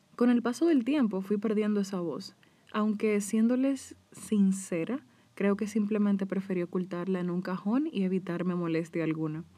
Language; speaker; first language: Spanish; native; Spanish